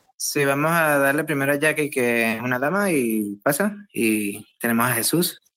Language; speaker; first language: Spanish; native; Spanish